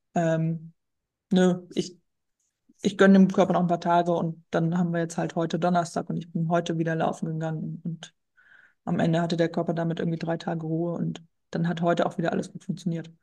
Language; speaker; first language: German; native; German